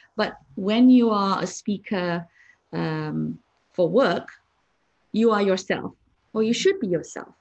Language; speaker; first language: English; non-native, local second language; Malay